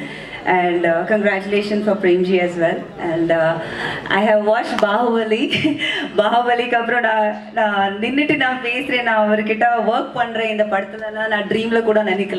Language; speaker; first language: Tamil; non-native, learner; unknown